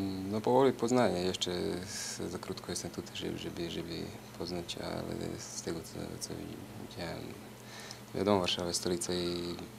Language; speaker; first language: Polish; non-native, fluent; Serbian